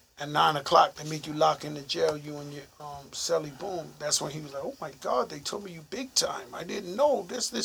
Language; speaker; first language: English; early bilingual, other home language; Spanish